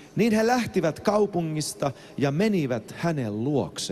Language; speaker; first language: Finnish; native; Finnish